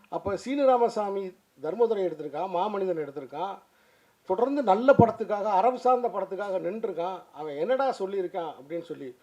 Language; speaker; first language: Tamil; native; Tamil